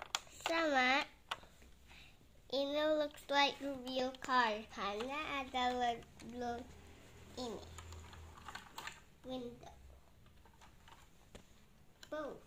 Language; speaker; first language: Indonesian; early bilingual, heritage; English